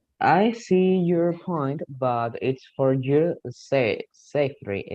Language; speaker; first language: English; non-native, learner; Spanish